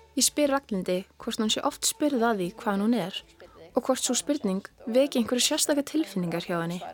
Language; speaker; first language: Icelandic; early bilingual, other home language; English